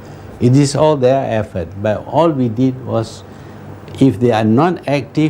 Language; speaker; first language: English; non-native, local second language; Malay